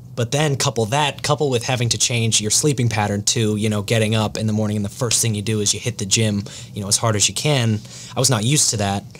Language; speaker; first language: English; native; English